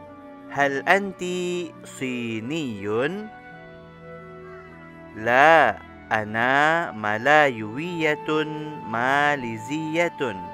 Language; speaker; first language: Arabic; non-native, fluent; Malay